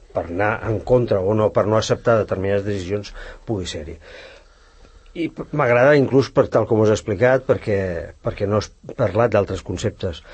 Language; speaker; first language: Catalan; native; Catalan